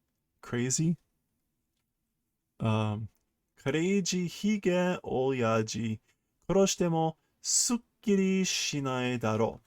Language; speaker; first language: Japanese; non-native, learner; English